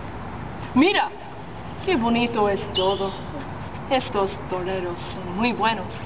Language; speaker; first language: Spanish; non-native, learner; English